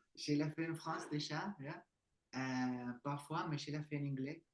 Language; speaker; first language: French; non-native, learner; Spanish